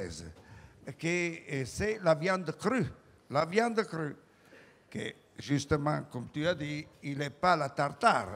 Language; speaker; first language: French; non-native, fluent; Italian